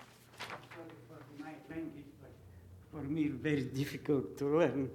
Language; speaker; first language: English; non-native, learner; Bulgarian